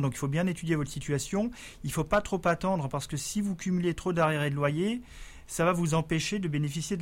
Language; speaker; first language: French; native; French